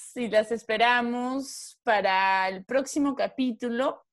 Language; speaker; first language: Spanish; non-native, fluent; French